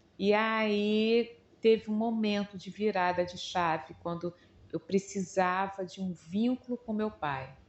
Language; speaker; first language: Portuguese; native; Portuguese